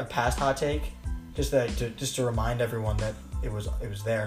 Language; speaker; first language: English; native; English